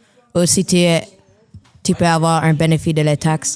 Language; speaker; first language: French; non-native, local second language; English